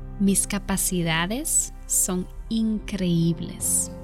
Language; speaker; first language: Spanish; non-native, fluent; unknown